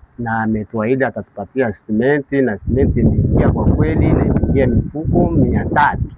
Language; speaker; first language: Swahili; native; Swahili